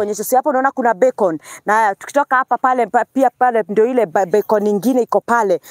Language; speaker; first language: Swahili; non-native, local second language; Kikuyu